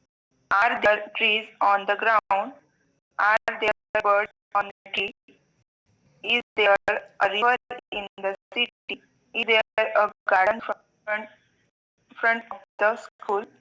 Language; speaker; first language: English; non-native, learner; Marathi